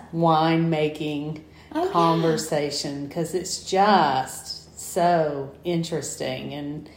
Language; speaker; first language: English; native; English